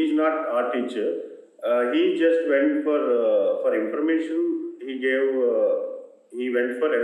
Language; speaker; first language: English; non-native, local second language; Telugu